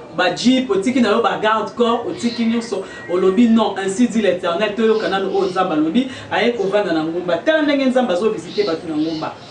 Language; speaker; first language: Lingala; native; Lingala